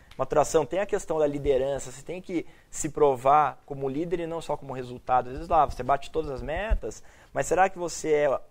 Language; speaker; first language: Portuguese; native; Portuguese